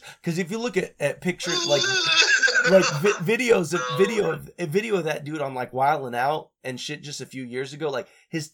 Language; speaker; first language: English; native; English